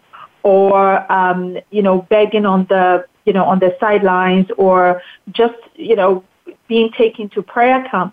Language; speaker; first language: English; non-native, local second language; Akan